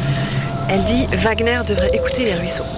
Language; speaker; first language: French; native; French